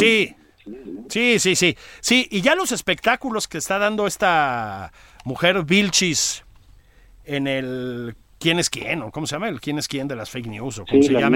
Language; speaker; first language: Spanish; native; Spanish